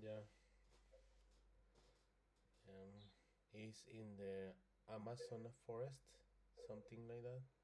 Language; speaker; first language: English; non-native, learner; Spanish